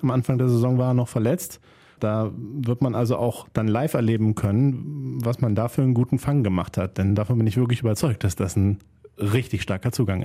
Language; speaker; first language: German; native; German